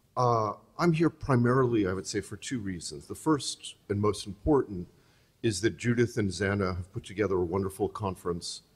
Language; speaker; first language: English; native; English